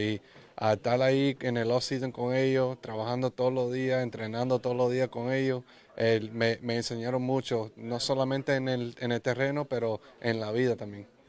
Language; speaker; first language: Spanish; early bilingual, other home language; English